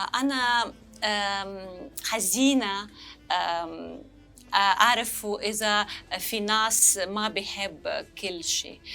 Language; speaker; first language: Arabic; non-native, learner; Russian